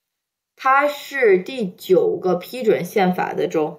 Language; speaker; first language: Chinese; early bilingual, heritage; Chinese